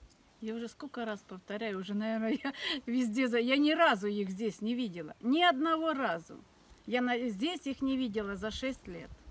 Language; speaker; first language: Russian; native; Russian